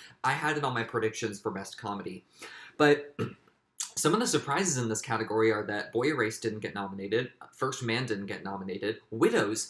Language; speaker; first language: English; native; English